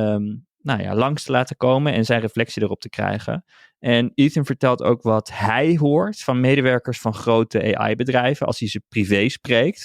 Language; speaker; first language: Dutch; native; Dutch